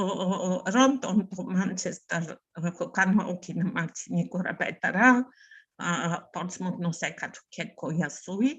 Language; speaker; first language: Japanese; non-native, learner; Bulgarian